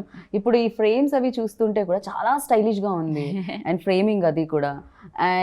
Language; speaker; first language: Telugu; native; Telugu